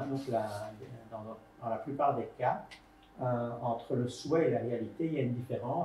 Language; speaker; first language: French; native; French